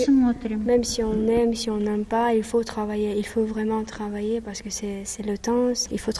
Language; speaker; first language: French; non-native, fluent; Russian